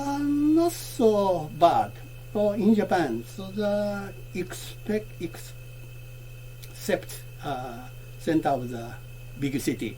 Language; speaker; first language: English; non-native, learner; Japanese